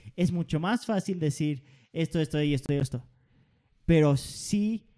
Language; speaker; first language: Spanish; non-native, fluent; Danish